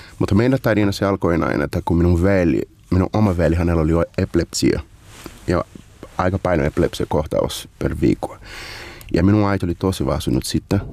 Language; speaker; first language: Finnish; non-native, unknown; Portuguese